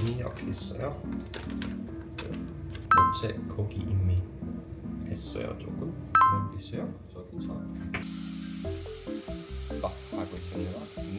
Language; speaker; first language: Korean; non-native, learner; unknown